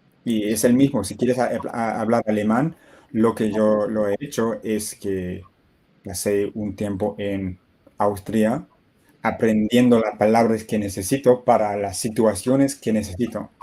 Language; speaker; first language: Spanish; non-native, fluent; English